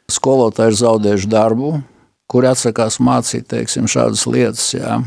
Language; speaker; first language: Latvian; native; Latvian